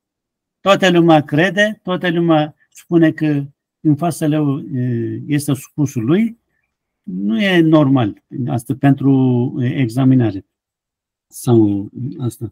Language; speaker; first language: Romanian; non-native, fluent; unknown